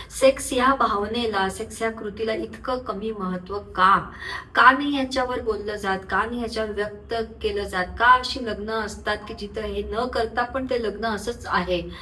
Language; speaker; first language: Marathi; non-native, local second language; Urdu